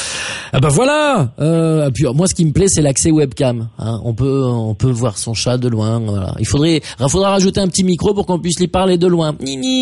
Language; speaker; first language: French; native; French